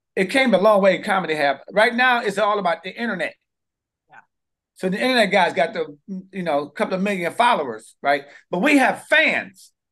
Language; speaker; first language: English; native; English